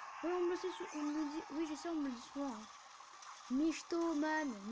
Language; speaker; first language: French; native; French